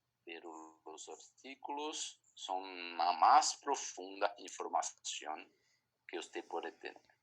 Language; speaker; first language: Spanish; non-native, fluent; Portuguese